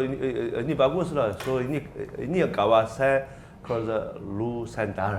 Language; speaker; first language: Indonesian; non-native, learner; Chinese